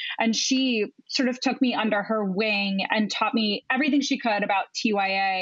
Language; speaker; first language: English; native; English